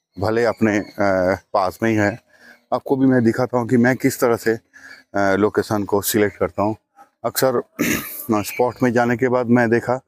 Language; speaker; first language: Hindi; non-native, local second language; Bangla